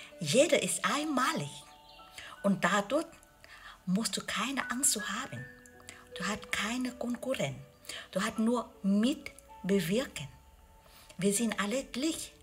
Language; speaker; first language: German; non-native, learner; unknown